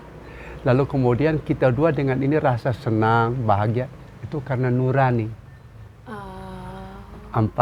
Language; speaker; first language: Indonesian; non-native, local second language; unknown